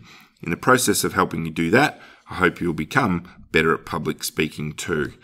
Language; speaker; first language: English; native; English